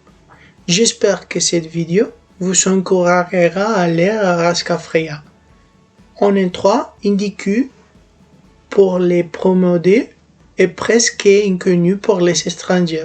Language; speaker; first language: French; non-native, learner; Spanish